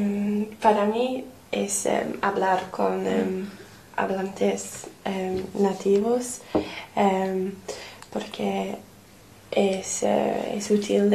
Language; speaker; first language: Spanish; non-native, fluent; English